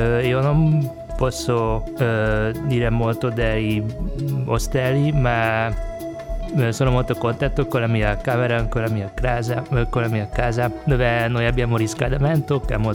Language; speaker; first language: Italian; non-native, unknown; Hungarian